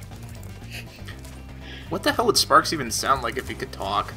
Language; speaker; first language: English; native; English